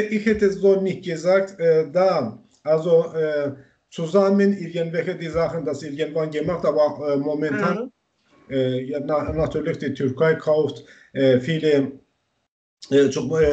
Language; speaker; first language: German; non-native, learner; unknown